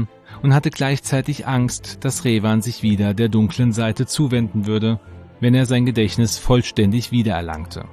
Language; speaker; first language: German; native; German